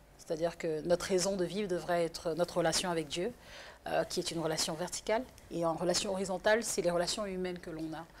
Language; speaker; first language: French; native; French